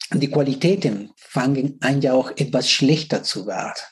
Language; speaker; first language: German; non-native, fluent; Spanish